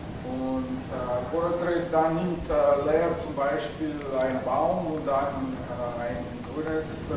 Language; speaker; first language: German; non-native, learner; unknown